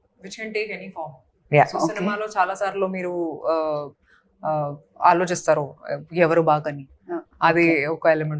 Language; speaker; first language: Telugu; non-native, fluent; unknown